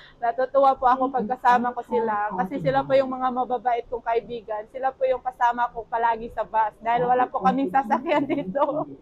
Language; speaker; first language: Filipino; native; Filipino